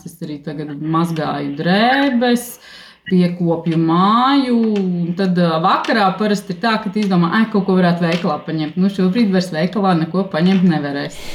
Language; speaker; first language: Latvian; native; Latvian